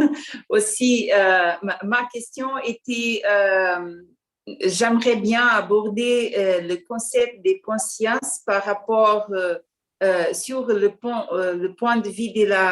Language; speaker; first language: French; non-native, learner; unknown